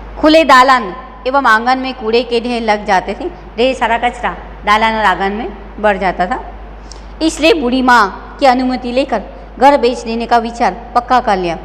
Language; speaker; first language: Hindi; non-native, local second language; Gujarati